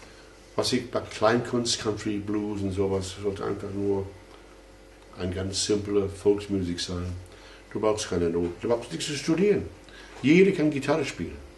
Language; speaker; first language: German; non-native, fluent; English